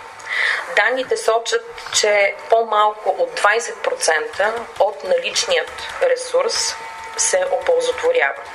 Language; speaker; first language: Bulgarian; native; Bulgarian